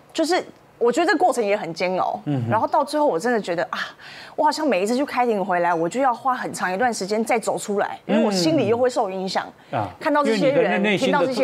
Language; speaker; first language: Chinese; native; Chinese